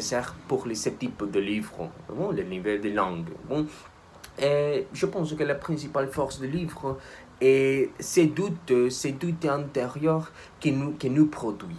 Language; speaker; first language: French; non-native, learner; Spanish